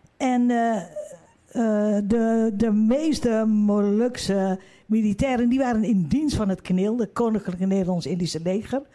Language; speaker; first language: Dutch; early bilingual, other home language; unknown